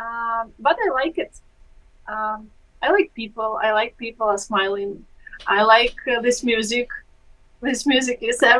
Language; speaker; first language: English; non-native, fluent; Ukrainian